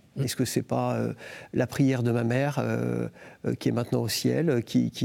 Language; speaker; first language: French; native; French